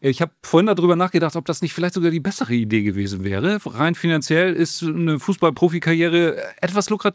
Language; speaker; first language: German; native; German